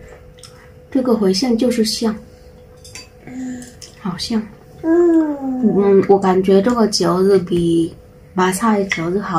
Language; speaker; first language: Chinese; non-native, learner; Vietnamese